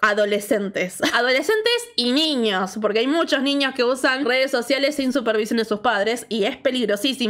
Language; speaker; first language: Spanish; native; Spanish